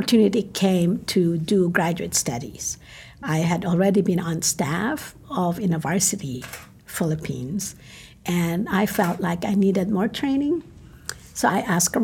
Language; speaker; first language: English; non-native, local second language; Filipino